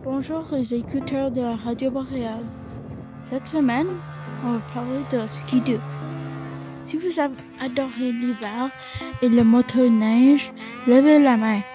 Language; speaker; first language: French; non-native, local second language; English